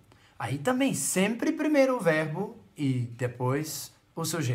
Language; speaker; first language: Portuguese; non-native, fluent; Dutch